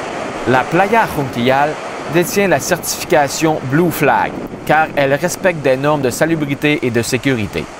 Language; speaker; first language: French; native; French